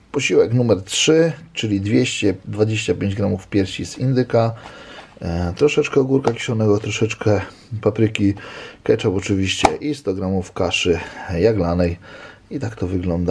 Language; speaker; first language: Polish; native; Polish